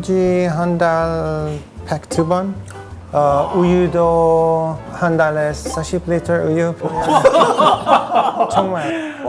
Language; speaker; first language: Korean; non-native, learner; English